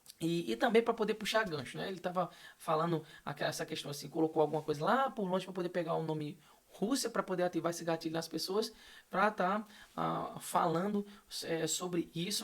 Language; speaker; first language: Portuguese; native; Portuguese